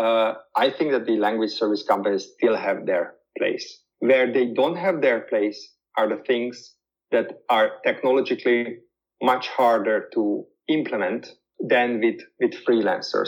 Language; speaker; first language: English; non-native, fluent; Hungarian